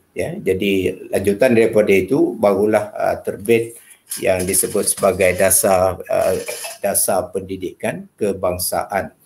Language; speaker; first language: Malay; native; Malay